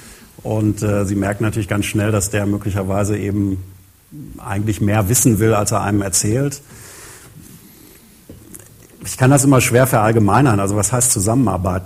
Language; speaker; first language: German; native; German